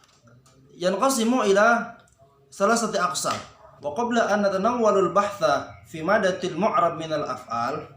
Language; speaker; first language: Arabic; non-native, learner; Indonesian